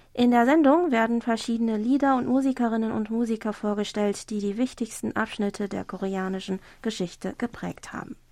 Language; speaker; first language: German; non-native, fluent; Korean